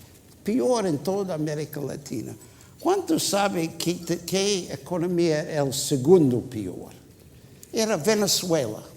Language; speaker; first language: Spanish; non-native, fluent; English